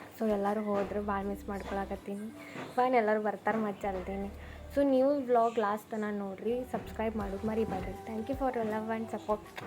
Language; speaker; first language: Kannada; non-native, local second language; Lambadi